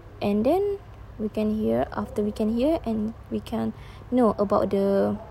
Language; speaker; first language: English; non-native, learner; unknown